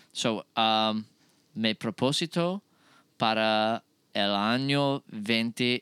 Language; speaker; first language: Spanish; non-native, learner; English